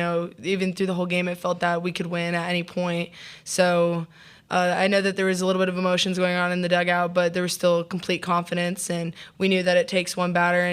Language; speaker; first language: English; native; English